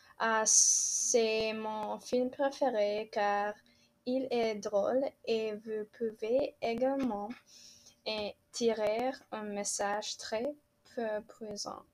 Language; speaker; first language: French; non-native, learner; English